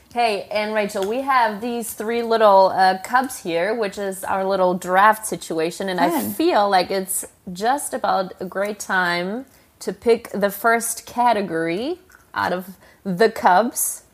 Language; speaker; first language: English; non-native, fluent; German